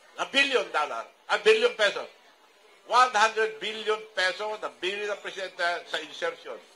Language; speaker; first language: Filipino; non-native, local second language; Iloko